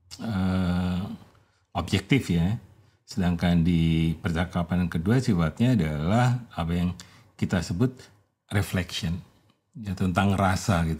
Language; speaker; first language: Indonesian; native; Indonesian